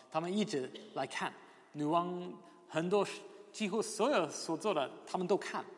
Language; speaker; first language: Chinese; non-native, fluent; English